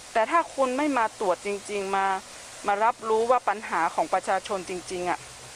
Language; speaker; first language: Thai; native; Thai